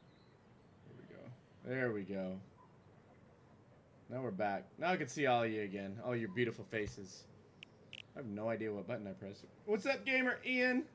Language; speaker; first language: English; native; English